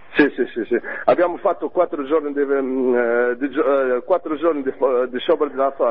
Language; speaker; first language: Italian; non-native, learner; Arabic